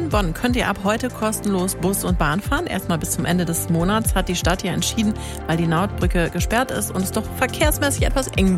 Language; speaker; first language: German; native; German